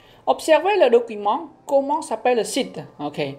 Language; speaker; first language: French; non-native, learner; Khmer